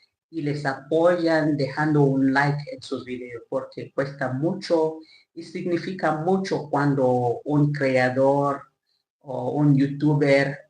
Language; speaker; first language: Spanish; non-native, learner; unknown